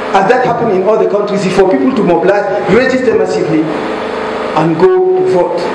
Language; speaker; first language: English; non-native, local second language; French